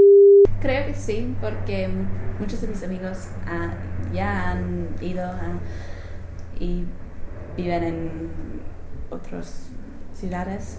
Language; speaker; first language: Spanish; non-native, learner; English